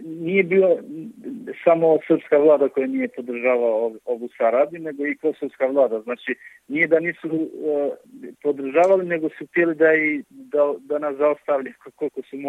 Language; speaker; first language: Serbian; non-native, local second language; Albanian